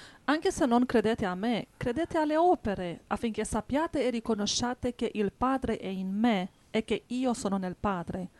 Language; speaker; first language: Italian; native; Italian